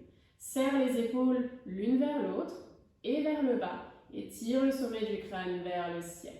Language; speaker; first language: French; native; French